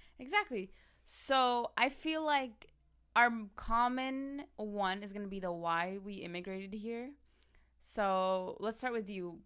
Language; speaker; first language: English; early bilingual, other home language; Arabic